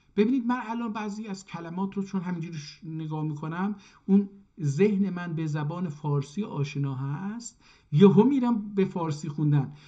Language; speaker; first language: Persian; non-native, local second language; Azerbaijani